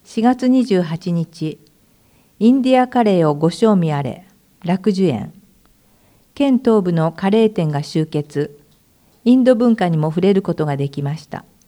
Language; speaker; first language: Japanese; native; Japanese